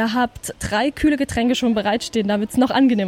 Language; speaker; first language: German; native; German